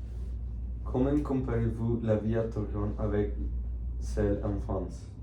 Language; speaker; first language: French; non-native, learner; Spanish